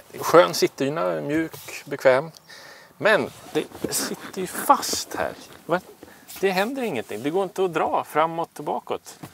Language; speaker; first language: Swedish; native; Swedish